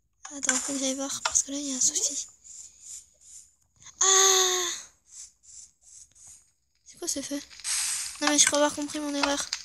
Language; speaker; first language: French; native; French